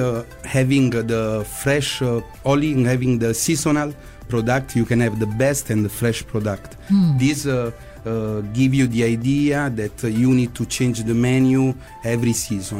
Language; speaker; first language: English; non-native, fluent; Italian